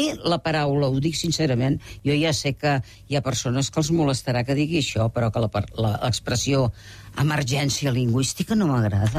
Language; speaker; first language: Catalan; native; Catalan